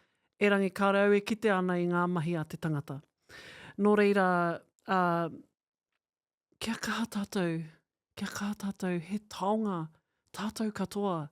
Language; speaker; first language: Māori; non-native, local second language; English